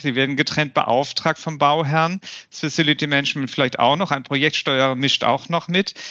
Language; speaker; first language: German; native; German